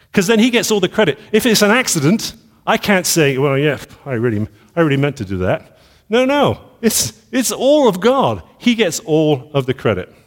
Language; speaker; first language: English; native; English